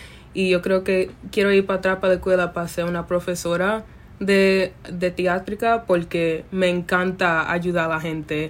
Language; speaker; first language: Spanish; early bilingual, other home language; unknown